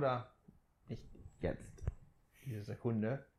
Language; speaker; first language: German; non-native, fluent; English